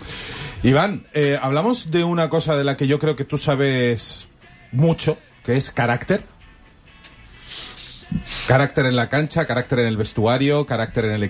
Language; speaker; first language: Spanish; native; Spanish